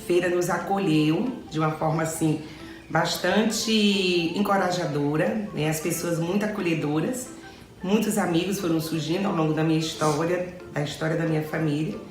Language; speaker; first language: Portuguese; native; Portuguese